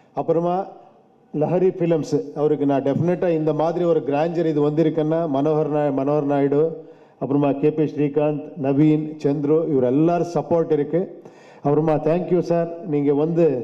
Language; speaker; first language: Tamil; non-native, fluent; Kannada